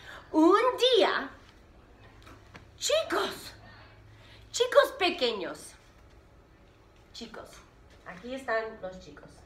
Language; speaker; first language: Spanish; non-native, fluent; English